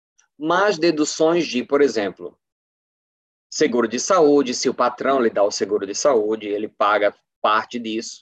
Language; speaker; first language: Portuguese; native; Portuguese